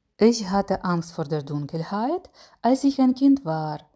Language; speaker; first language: German; non-native, fluent; Ukrainian